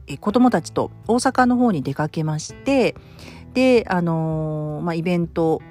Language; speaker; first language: Japanese; native; Japanese